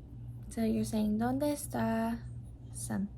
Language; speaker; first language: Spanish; non-native, learner; English